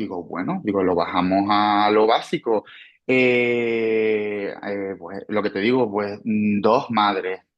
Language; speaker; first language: Spanish; native; Spanish